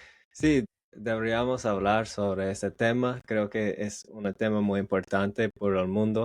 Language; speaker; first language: Spanish; non-native, learner; English